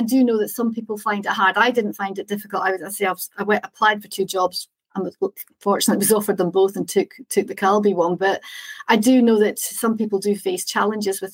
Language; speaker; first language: English; native; English